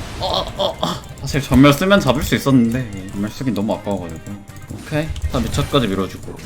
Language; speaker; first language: Korean; native; Korean